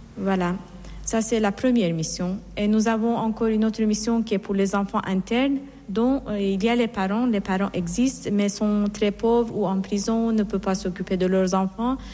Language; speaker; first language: French; non-native, fluent; Persian